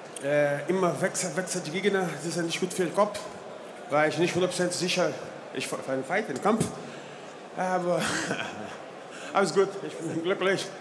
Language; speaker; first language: German; non-native, learner; Portuguese